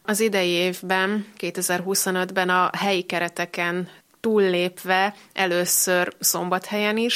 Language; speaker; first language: Hungarian; native; Hungarian